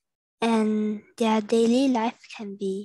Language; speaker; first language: English; non-native, learner; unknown